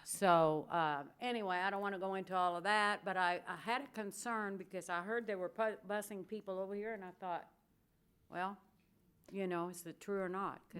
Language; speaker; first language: English; early bilingual, other home language; Spanish